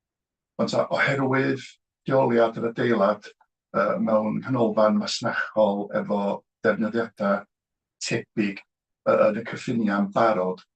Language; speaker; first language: Welsh; native; Welsh